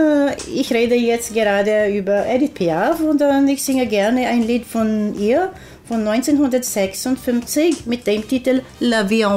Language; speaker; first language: German; non-native, fluent; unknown